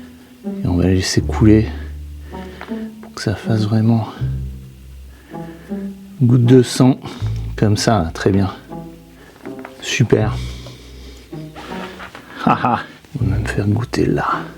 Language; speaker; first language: French; native; French